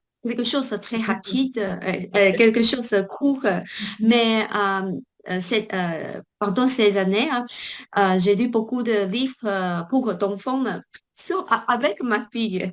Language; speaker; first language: French; non-native, learner; Chinese